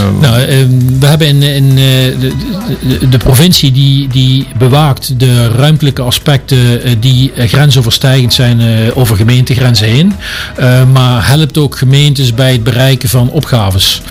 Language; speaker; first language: Dutch; native; Dutch